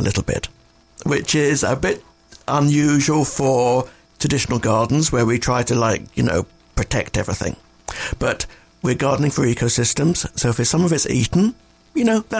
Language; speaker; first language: English; native; English